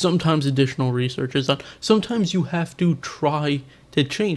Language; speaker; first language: English; native; English